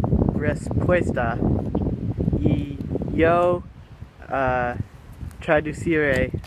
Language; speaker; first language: Spanish; non-native, learner; English